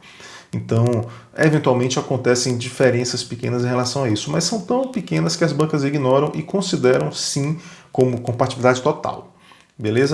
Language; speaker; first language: Portuguese; native; Portuguese